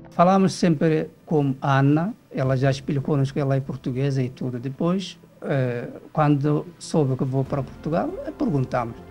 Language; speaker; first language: Portuguese; non-native, learner; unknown